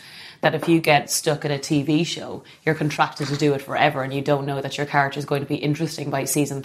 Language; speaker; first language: English; native; English